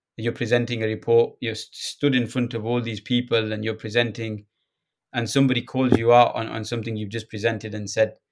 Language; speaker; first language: English; native; English